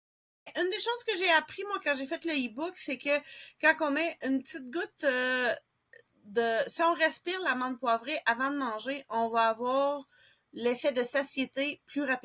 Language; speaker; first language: French; native; French